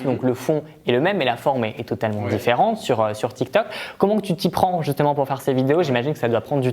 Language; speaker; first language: French; native; French